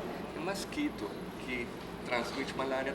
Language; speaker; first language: Portuguese; non-native, learner; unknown